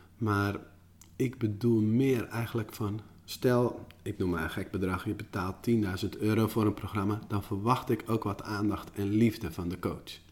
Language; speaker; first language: Dutch; native; Dutch